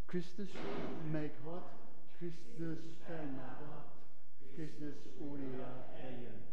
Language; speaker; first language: Hungarian; non-native, learner; English